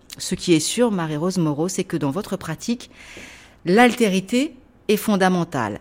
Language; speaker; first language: French; native; French